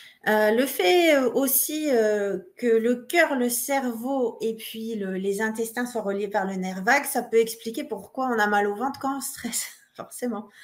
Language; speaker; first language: French; native; French